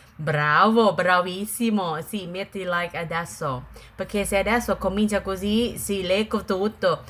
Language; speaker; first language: Italian; non-native, learner; Thai